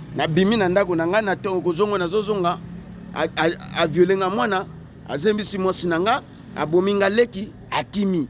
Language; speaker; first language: Lingala; native; Lingala